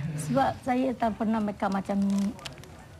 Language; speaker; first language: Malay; non-native, local second language; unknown